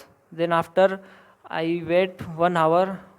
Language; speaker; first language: English; non-native, learner; Hindi